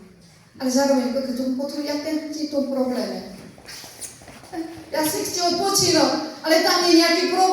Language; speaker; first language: Czech; non-native, learner; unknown